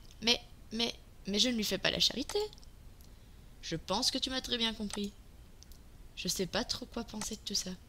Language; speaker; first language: French; native; French